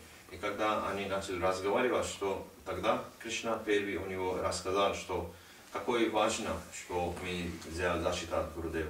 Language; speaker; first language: Russian; non-native, learner; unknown